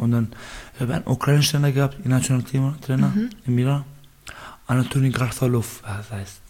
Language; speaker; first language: German; non-native, learner; Baluchi